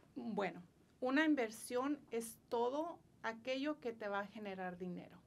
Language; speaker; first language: Spanish; native; Spanish